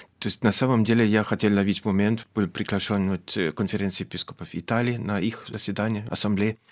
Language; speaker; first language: Russian; non-native, fluent; German